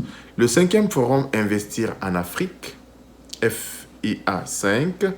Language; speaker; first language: French; non-native, local second language; Lingala